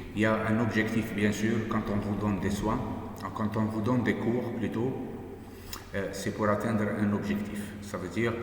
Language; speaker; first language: French; non-native, local second language; Arabic